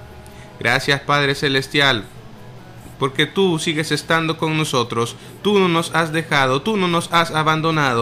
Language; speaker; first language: Spanish; native; Spanish